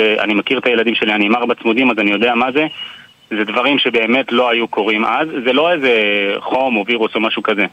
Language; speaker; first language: Hebrew; native; Hebrew